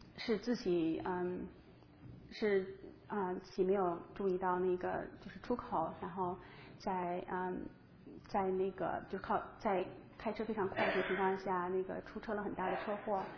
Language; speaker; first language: Chinese; native; Chinese